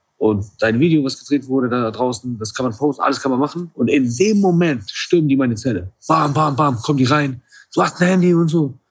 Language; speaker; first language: German; early bilingual, other home language; Kurdish